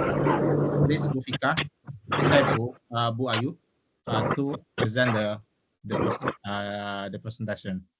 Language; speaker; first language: English; non-native, local second language; Indonesian